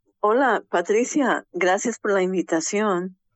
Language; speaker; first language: Spanish; early bilingual, heritage; Spanish